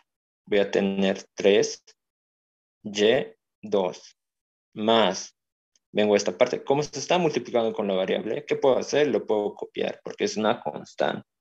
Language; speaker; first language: Spanish; native; Spanish